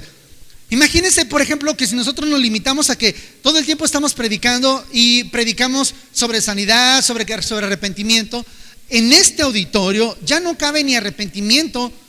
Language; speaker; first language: Spanish; native; Spanish